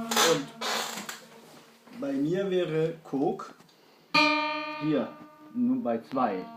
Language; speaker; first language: German; non-native, fluent; Kurdish